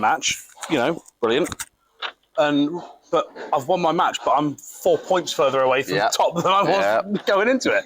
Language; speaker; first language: English; native; English